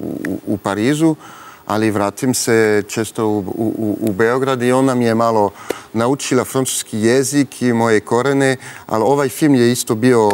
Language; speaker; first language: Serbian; early bilingual, heritage; French